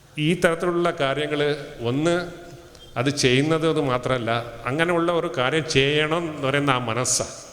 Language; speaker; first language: Malayalam; non-native, local second language; Tulu